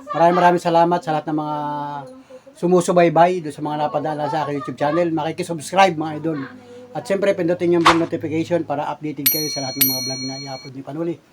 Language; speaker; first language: Filipino; native; Filipino